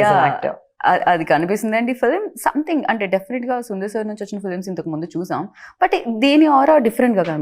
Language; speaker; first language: Telugu; native; Telugu